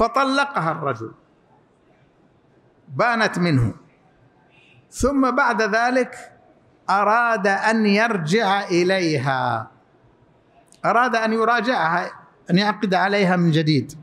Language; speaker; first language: Arabic; native; Arabic